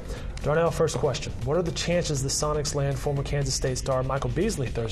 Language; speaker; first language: English; native; English